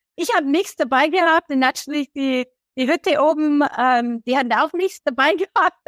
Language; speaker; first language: German; non-native, fluent; English